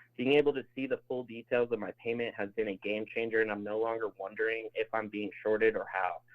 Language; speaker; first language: English; native; English